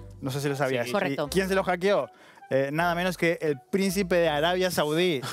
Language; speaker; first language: Spanish; native; Spanish